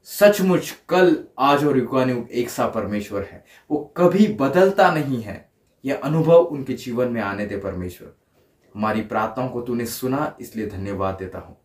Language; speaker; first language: Hindi; non-native, local second language; Marathi